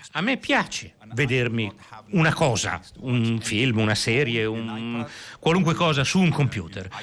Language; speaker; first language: Italian; native; Italian